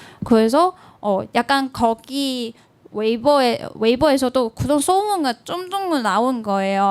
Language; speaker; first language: Korean; non-native, learner; Cantonese